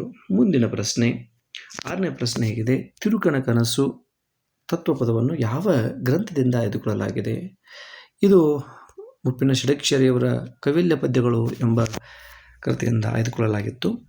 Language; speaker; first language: Kannada; native; Kannada